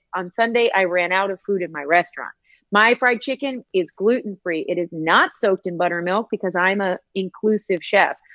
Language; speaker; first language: English; native; English